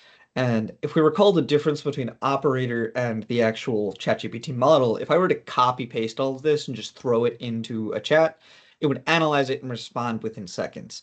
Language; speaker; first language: English; native; English